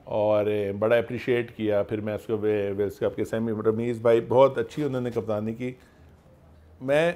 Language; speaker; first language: Urdu; non-native, local second language; Punjabi